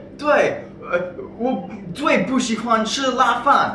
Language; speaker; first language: Chinese; non-native, learner; English